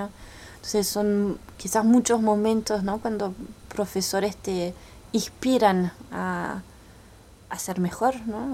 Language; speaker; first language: Spanish; early bilingual, heritage; French